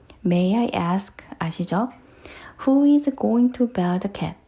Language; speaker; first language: English; non-native, fluent; Korean